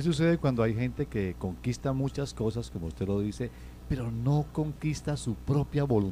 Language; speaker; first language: Spanish; native; Spanish